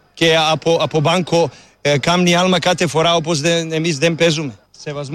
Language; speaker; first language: Greek; non-native, learner; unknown